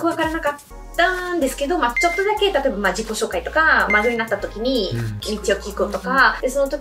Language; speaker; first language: Japanese; non-native, fluent; Italian